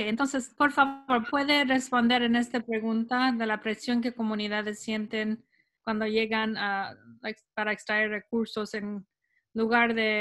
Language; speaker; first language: Spanish; non-native, fluent; English